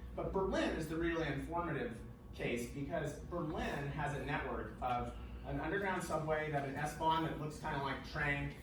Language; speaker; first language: English; native; English